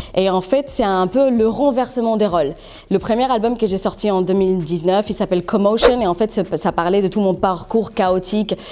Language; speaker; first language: French; non-native, fluent; English